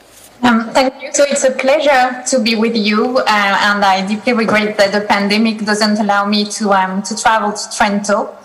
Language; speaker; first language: English; non-native, fluent; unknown